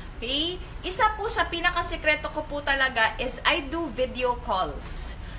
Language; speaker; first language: Filipino; non-native, local second language; Cebuano